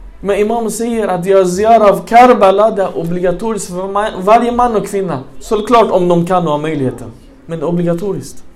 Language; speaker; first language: Swedish; early bilingual, other home language; Arabic